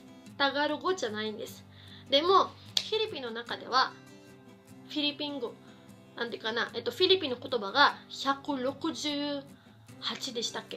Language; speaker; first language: Japanese; non-native, fluent; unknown